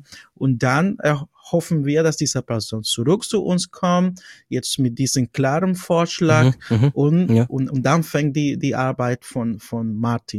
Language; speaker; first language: German; non-native, fluent; Spanish